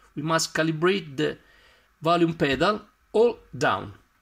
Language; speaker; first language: English; non-native, learner; Italian